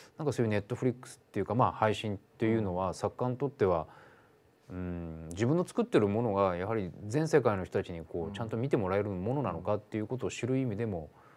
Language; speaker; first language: Japanese; native; Japanese